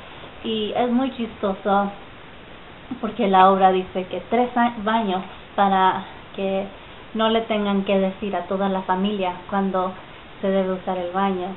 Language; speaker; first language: Spanish; early bilingual, heritage; Spanish